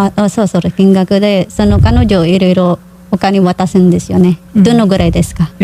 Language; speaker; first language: Japanese; non-native, learner; Filipino